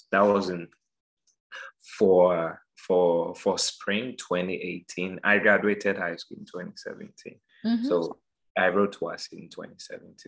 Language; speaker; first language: English; non-native, local second language; Akan